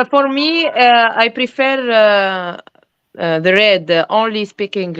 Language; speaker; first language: English; non-native, learner; French